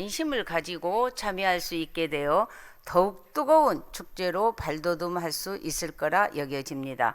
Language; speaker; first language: Korean; native; Korean